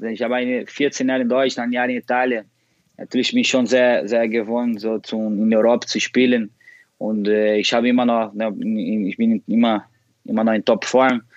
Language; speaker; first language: German; non-native, fluent; Portuguese